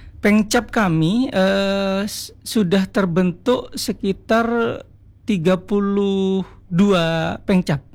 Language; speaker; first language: Indonesian; non-native, local second language; Madurese